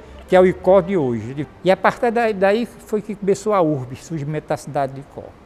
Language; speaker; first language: Portuguese; native; Portuguese